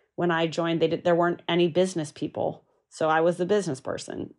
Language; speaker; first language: English; native; English